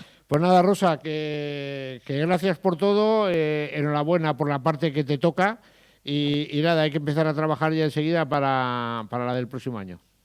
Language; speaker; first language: Spanish; native; Spanish